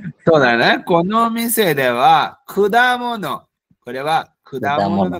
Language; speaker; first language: Japanese; non-native, fluent; Bangla